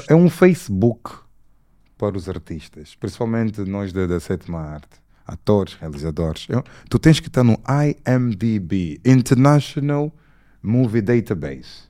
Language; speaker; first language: Portuguese; native; Portuguese